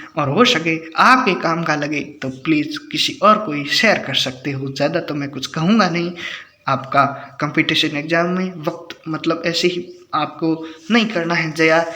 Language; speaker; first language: Hindi; native; Hindi